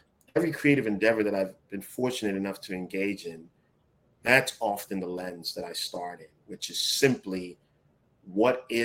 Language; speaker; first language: English; non-native, local second language; Akan